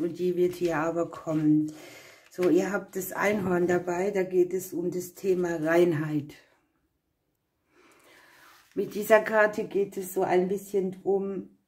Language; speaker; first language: German; native; German